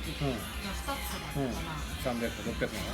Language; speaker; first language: Japanese; native; Japanese